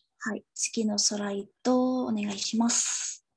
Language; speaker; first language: Japanese; non-native, learner; Indonesian